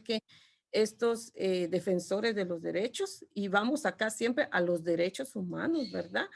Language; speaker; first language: Spanish; non-native, local second language; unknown